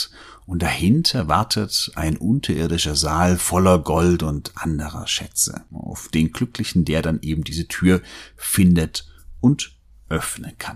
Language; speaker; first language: German; native; German